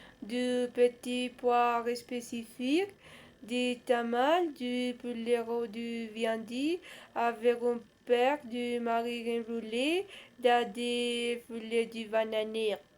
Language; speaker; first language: French; non-native, learner; Spanish